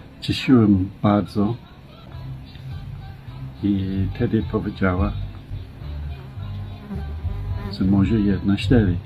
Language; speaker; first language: Polish; non-native, learner; English